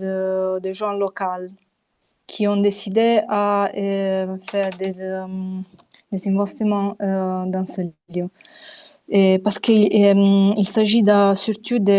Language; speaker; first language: French; non-native, fluent; Italian